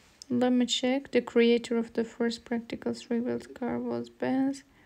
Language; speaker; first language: English; non-native, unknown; Azerbaijani